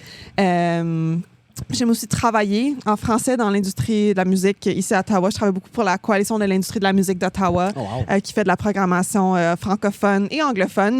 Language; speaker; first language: French; native; French